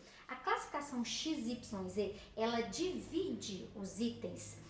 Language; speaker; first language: Portuguese; native; Portuguese